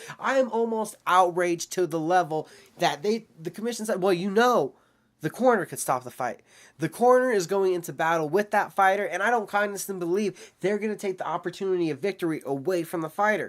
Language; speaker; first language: English; native; English